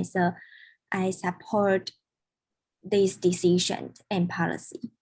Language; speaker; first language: English; non-native, learner; Chinese